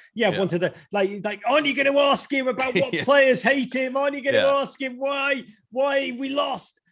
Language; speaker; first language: English; native; English